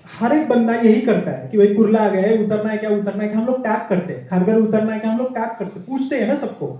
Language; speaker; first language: Hindi; non-native, local second language; Marathi